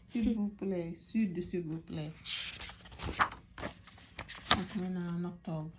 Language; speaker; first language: French; non-native, learner; English